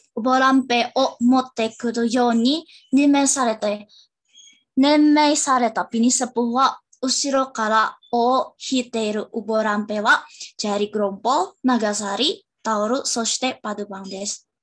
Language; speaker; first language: Japanese; non-native, learner; Indonesian